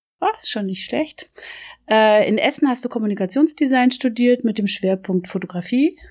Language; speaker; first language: German; native; German